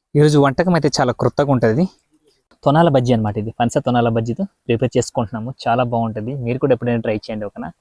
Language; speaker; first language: Telugu; native; Telugu